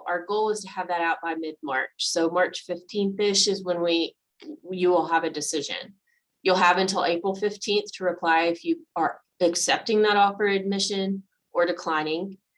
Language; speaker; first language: English; native; English